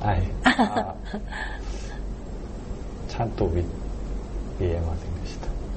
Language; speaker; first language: Japanese; non-native, learner; Korean